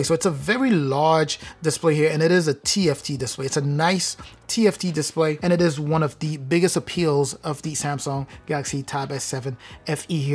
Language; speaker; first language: English; native; English